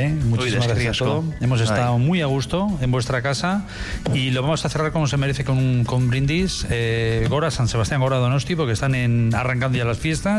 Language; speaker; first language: Spanish; native; Spanish